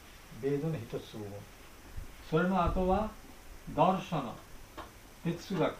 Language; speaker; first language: Japanese; non-native, fluent; Bangla